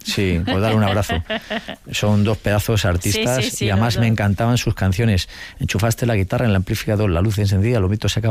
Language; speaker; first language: Spanish; native; Spanish